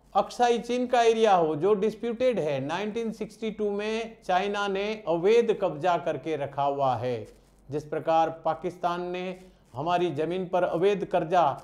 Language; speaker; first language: Hindi; non-native, local second language; Gujarati